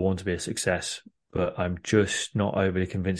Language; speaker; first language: English; native; English